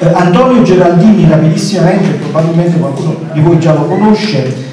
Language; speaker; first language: Italian; native; Italian